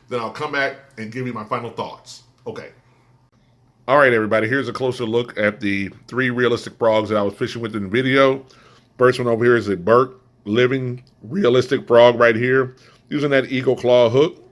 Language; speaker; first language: English; native; English